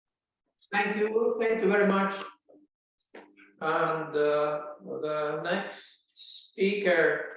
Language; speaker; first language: English; non-native, learner; Latvian